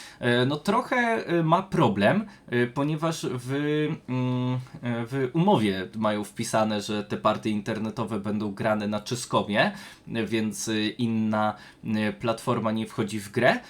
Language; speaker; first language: Polish; native; Polish